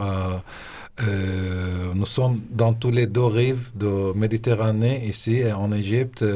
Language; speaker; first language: French; non-native, fluent; Arabic